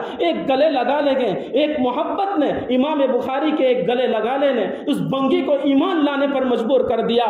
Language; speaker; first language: Urdu; non-native, local second language; Gujarati